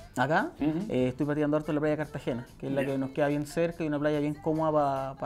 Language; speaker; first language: Spanish; native; Spanish